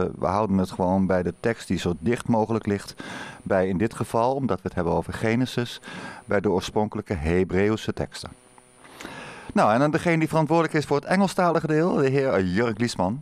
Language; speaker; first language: Dutch; native; Dutch